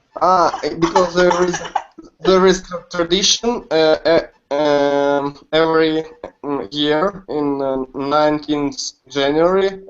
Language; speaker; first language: English; non-native, learner; Russian